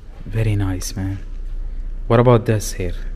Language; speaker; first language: English; non-native, learner; Arabic